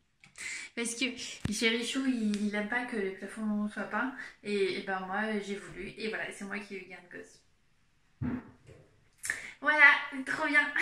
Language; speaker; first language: French; native; French